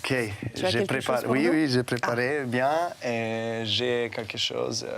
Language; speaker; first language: French; non-native, fluent; Serbian